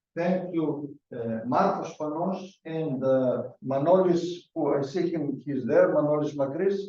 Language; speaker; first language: English; non-native, fluent; Greek